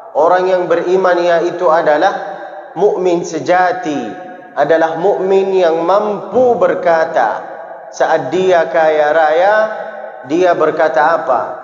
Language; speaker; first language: Malay; early bilingual, heritage; Malay